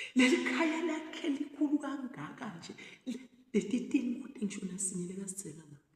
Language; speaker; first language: Zulu; non-native, local second language; Swati